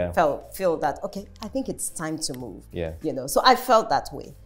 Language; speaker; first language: English; non-native, local second language; Yoruba